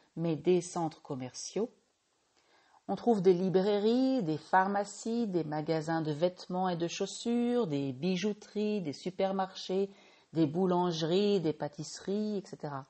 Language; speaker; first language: French; native; French